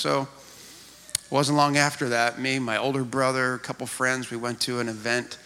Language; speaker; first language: English; native; English